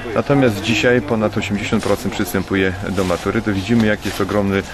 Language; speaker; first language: Polish; native; Polish